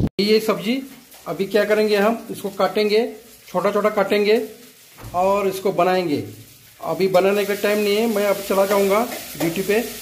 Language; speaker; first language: Hindi; non-native, local second language; Marathi